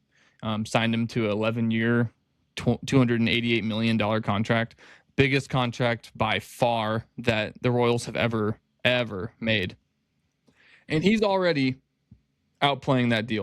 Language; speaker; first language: English; native; English